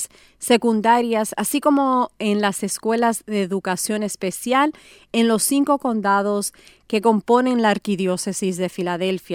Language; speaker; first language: Spanish; native; Spanish